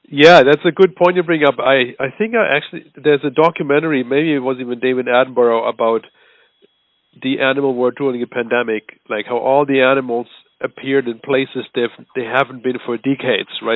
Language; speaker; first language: English; non-native, fluent; German